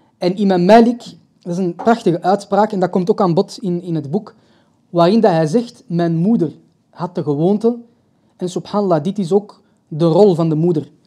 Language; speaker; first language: Dutch; early bilingual, other home language; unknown